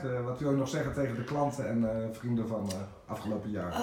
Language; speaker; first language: Dutch; native; Dutch